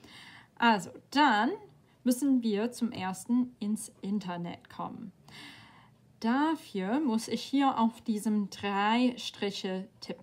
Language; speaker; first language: German; non-native, fluent; English